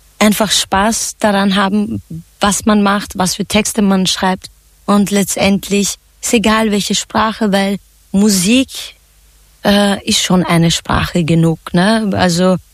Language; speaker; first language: German; early bilingual, other home language; Turkish